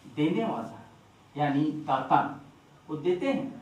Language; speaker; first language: Hindi; non-native, local second language; Bangla